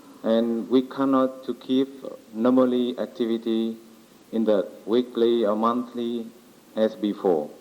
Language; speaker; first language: English; non-native, learner; Vietnamese